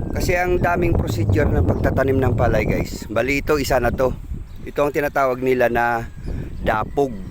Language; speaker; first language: Filipino; non-native, local second language; Cebuano